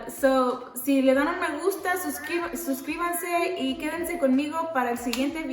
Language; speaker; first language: Spanish; native; Spanish